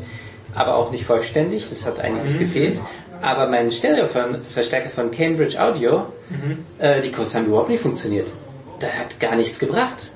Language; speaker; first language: German; native; German